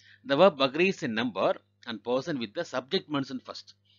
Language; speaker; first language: English; non-native, local second language; Tamil